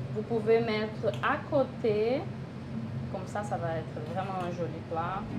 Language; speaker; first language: French; non-native, fluent; Portuguese